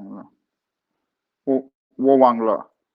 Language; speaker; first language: Chinese; non-native, learner; Swedish